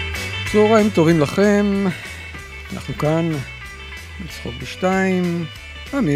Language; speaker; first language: Hebrew; native; Hebrew